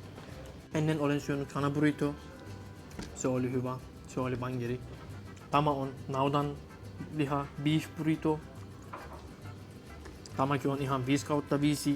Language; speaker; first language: Finnish; non-native, learner; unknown